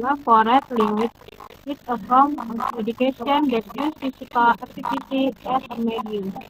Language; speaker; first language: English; non-native, learner; Indonesian